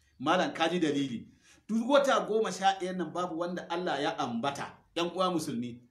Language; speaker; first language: Hausa; non-native, local second language; Fula